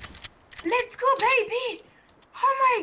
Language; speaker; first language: English; non-native, learner; French